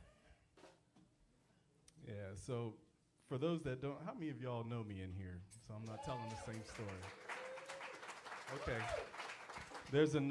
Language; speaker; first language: English; native; English